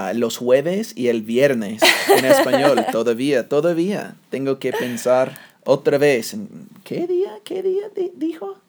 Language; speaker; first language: Spanish; non-native, fluent; English